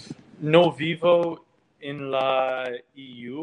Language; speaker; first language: Spanish; non-native, learner; English